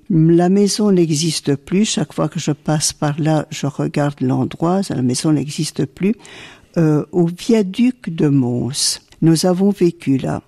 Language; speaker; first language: French; early bilingual, other home language; Italian